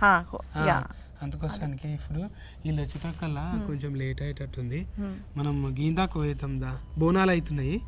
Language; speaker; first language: Telugu; native; Telugu